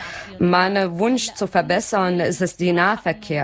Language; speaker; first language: German; non-native, learner; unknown